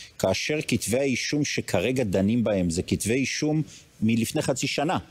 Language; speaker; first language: Hebrew; native; Hebrew